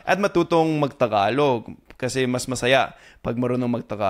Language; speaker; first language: Filipino; non-native, fluent; English